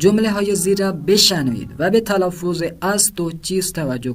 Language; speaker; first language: Persian; non-native, fluent; Urdu